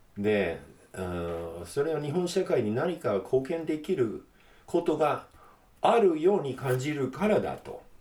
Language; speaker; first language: Japanese; non-native, fluent; English